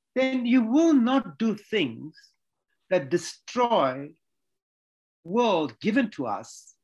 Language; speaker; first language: English; native; English